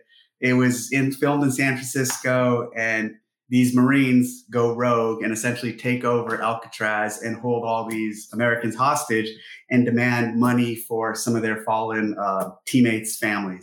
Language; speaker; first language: English; native; English